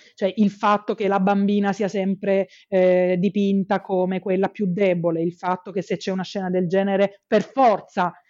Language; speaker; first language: Italian; native; Italian